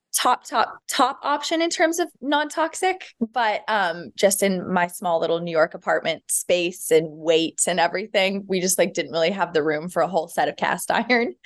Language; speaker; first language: English; native; English